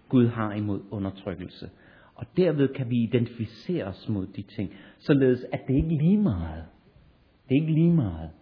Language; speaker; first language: Danish; non-native, fluent; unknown